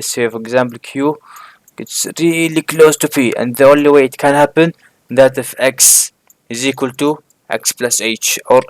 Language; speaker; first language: English; non-native, fluent; Arabic